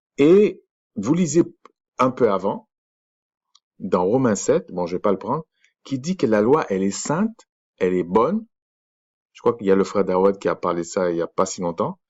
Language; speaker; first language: French; native; French